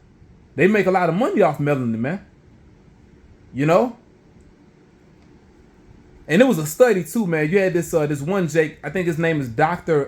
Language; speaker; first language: English; native; English